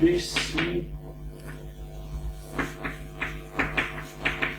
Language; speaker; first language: German; non-native, fluent; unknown